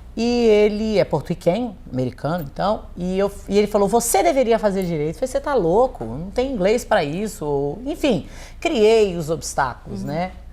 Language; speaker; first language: Portuguese; native; Portuguese